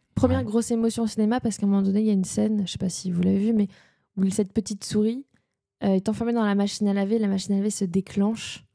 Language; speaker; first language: French; native; French